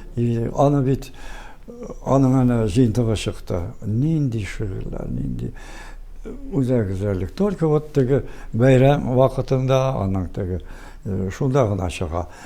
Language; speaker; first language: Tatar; early bilingual, heritage; Tatar